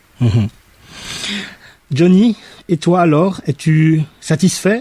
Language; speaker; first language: French; native; French